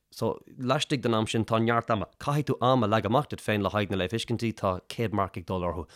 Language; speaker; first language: Irish; native; Irish